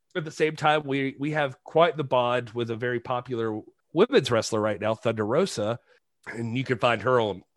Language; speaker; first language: English; native; English